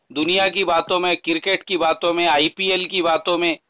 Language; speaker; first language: Hindi; non-native, local second language; Urdu